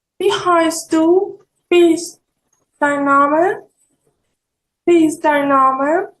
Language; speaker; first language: German; non-native, fluent; Ukrainian